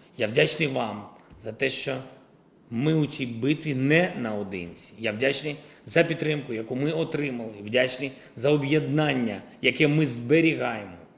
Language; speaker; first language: Ukrainian; non-native, local second language; Russian